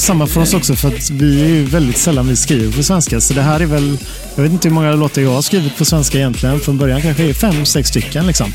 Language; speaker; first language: Swedish; native; Swedish